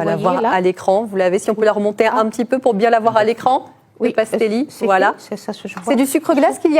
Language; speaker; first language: French; native; French